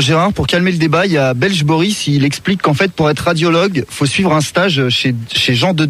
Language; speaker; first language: French; native; French